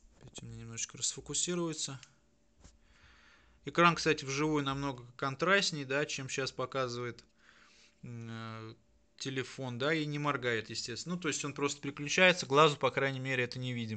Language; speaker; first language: Russian; native; Russian